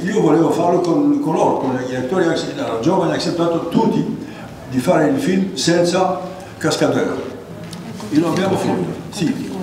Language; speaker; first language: Italian; non-native, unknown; Greek